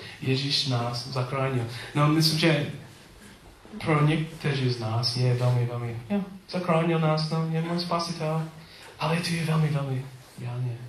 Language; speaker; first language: Czech; non-native, learner; English